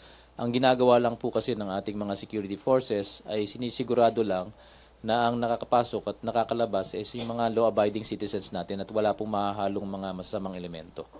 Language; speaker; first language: Filipino; native; Filipino